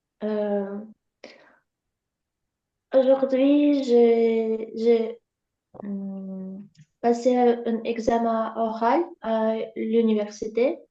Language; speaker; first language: French; non-native, learner; Russian